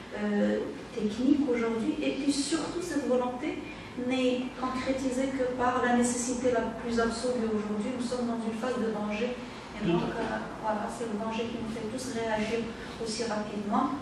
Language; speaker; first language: French; non-native, local second language; Arabic